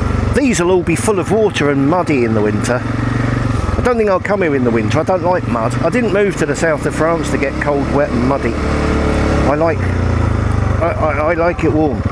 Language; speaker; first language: English; native; English